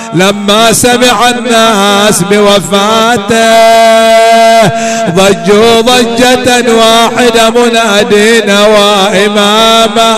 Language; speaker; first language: Arabic; native; Arabic